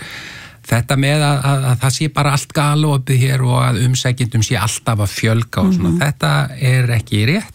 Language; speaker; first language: Icelandic; native; Icelandic